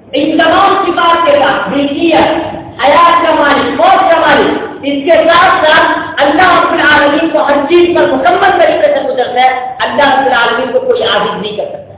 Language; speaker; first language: Urdu; native; Urdu